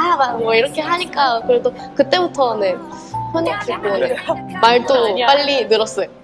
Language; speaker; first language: Korean; early bilingual, heritage; Korean